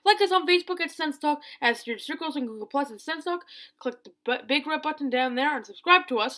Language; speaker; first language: English; native; English